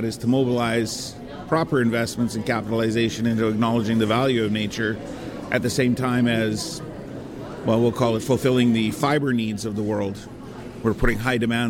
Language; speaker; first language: English; native; English